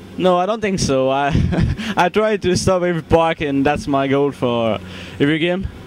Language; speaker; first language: English; non-native, learner; French